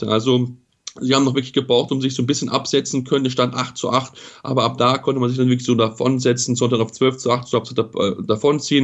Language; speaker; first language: German; native; German